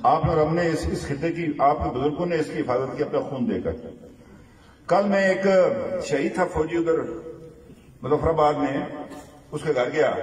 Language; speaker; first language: Urdu; non-native, local second language; Pahari-Potwari